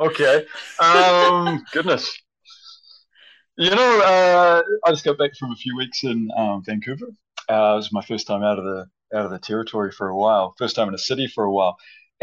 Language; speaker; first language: English; native; English